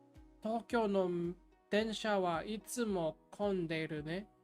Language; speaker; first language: Japanese; non-native, learner; English